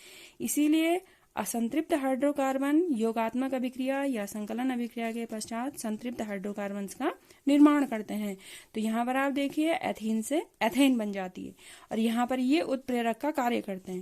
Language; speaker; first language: Hindi; native; Hindi